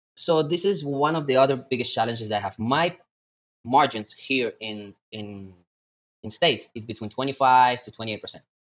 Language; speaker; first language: English; non-native, fluent; Latvian